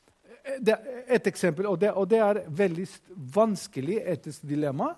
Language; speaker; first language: Norwegian; non-native, fluent; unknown